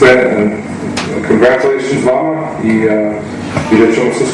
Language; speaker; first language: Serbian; early bilingual, heritage; Serbian